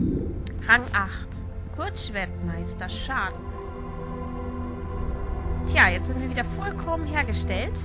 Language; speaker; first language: German; native; German